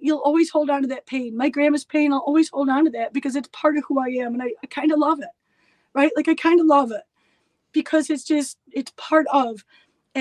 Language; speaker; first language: English; native; English